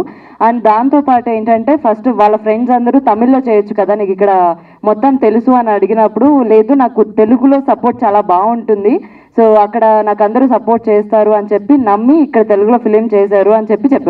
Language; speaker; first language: Telugu; native; Telugu